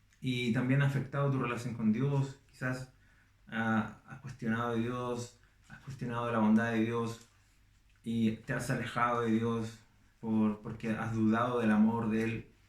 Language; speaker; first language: Spanish; native; Spanish